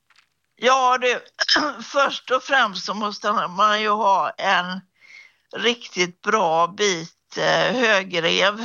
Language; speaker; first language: Swedish; native; Swedish